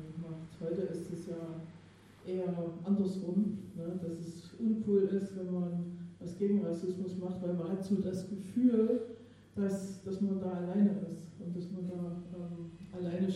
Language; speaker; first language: German; native; German